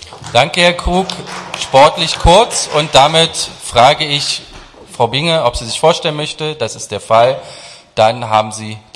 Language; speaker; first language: German; native; German